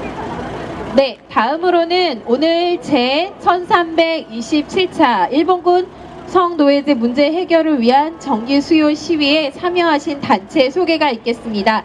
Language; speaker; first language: Korean; native; Korean